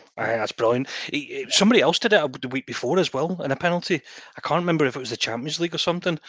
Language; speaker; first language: English; native; English